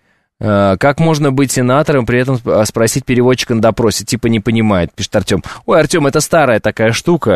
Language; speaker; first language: Russian; native; Russian